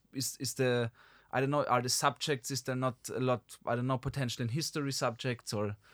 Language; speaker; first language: English; non-native, fluent; German